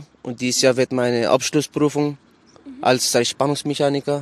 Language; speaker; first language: German; non-native, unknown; Arabic